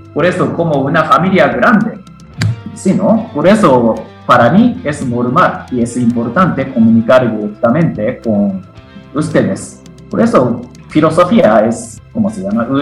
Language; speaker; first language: Spanish; non-native, fluent; Japanese